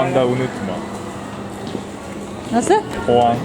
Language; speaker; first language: Turkish; non-native, fluent; Japanese